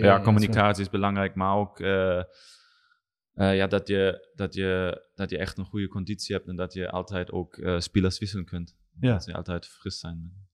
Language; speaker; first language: Dutch; non-native, learner; German